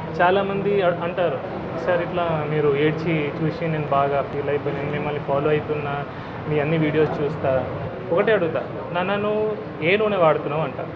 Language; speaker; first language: Telugu; non-native, local second language; Hindi